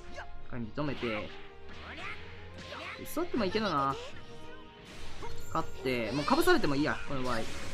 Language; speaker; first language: Japanese; native; Japanese